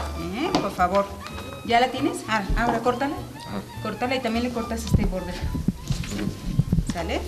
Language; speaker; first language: Spanish; native; Spanish